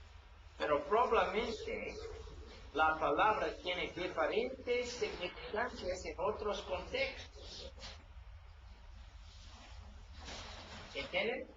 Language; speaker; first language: Spanish; non-native, learner; English